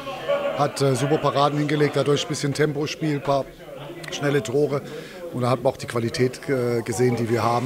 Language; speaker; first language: German; native; German